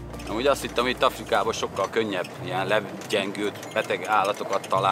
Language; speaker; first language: Hungarian; native; Hungarian